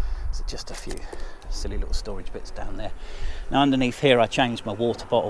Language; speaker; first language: English; native; English